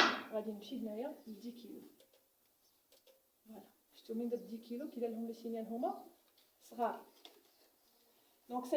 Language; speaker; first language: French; non-native, local second language; Arabic